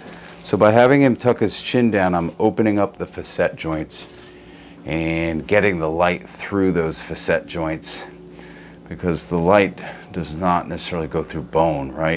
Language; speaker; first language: English; native; English